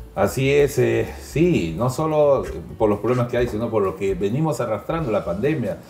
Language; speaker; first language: Spanish; native; Spanish